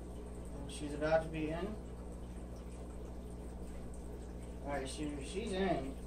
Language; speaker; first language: English; native; English